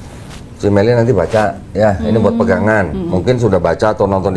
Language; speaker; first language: Indonesian; native; Indonesian